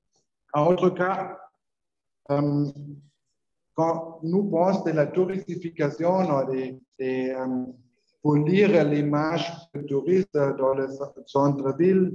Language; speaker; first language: French; non-native, learner; Spanish